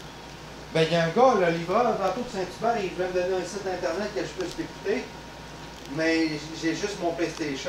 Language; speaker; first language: French; native; French